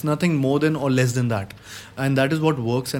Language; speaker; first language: English; non-native, local second language; Hindi